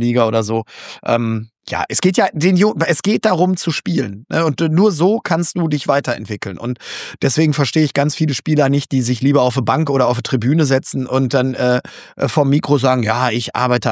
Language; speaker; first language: German; native; German